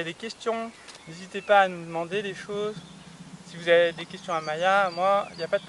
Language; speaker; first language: French; native; French